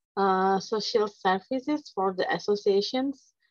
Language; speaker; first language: English; non-native, fluent; Indonesian